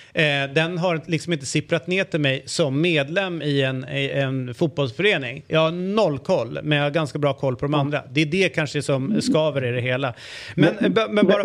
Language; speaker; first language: Swedish; native; Swedish